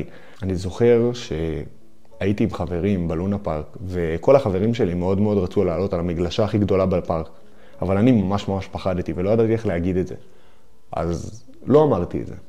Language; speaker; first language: Hebrew; native; Hebrew